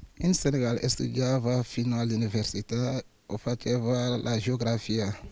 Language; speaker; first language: Italian; non-native, learner; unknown